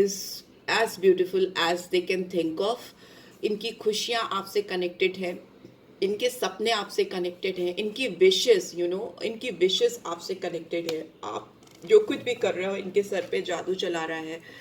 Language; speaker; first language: Hindi; native; Hindi